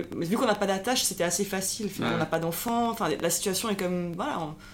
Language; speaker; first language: French; native; French